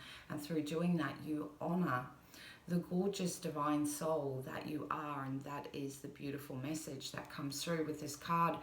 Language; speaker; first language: English; native; English